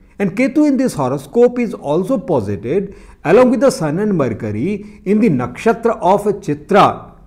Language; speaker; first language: English; non-native, local second language; Hindi